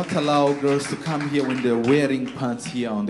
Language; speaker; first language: English; non-native, local second language; Kinyarwanda